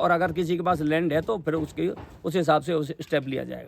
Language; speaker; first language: Hindi; native; Hindi